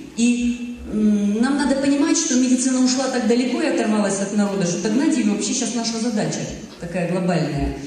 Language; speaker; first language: Russian; native; Russian